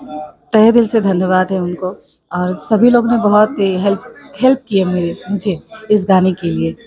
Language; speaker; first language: Hindi; non-native, local second language; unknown